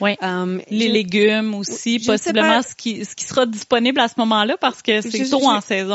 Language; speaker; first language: French; native; French